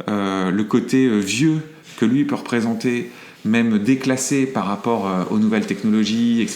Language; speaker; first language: French; native; French